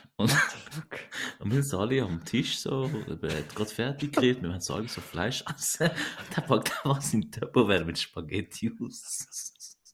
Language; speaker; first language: German; native; German